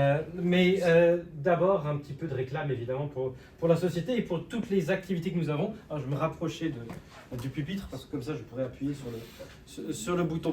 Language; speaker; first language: French; native; French